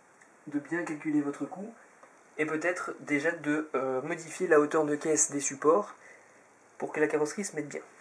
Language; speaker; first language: French; native; French